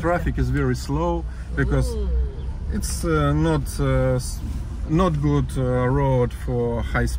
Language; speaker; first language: English; non-native, learner; Russian